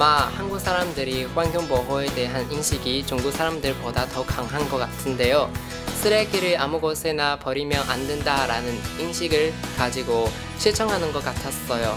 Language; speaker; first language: Korean; non-native, learner; Chinese